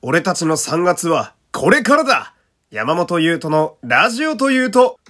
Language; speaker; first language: Japanese; native; Japanese